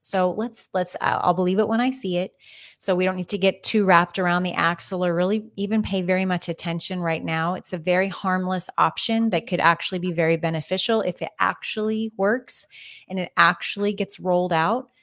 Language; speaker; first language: English; native; English